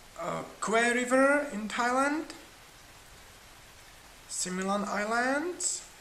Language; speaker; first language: English; non-native, learner; Czech